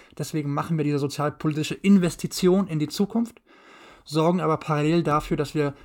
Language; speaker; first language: German; native; German